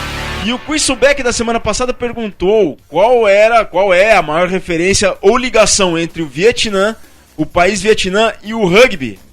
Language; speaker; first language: Portuguese; native; Portuguese